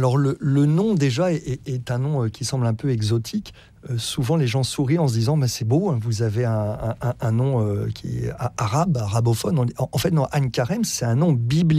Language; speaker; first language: French; native; French